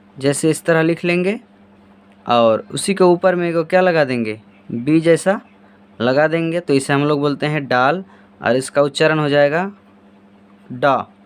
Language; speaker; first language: Hindi; native; Hindi